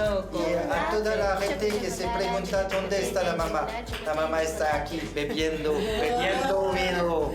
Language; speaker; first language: Spanish; non-native, learner; French